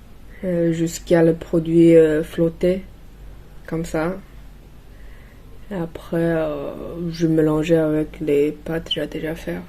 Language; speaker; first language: French; non-native, learner; Chinese